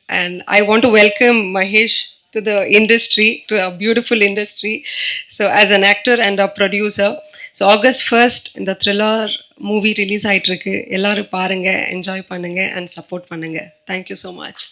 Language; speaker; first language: Tamil; non-native, learner; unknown